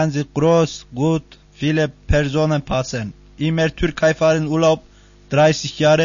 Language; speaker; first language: German; non-native, learner; Turkish